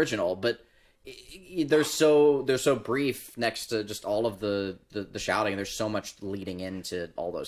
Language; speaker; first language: English; native; English